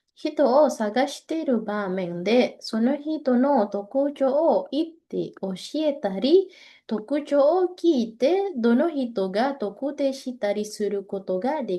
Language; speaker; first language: Japanese; non-native, fluent; Indonesian